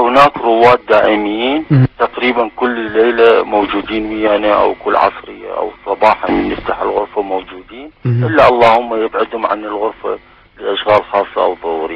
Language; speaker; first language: Arabic; native; Arabic